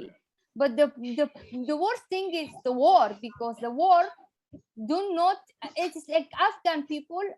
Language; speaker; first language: English; non-native, fluent; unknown